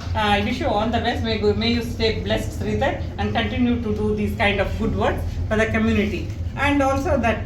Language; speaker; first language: English; non-native, local second language; Telugu